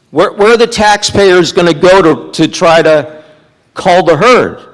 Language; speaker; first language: English; native; English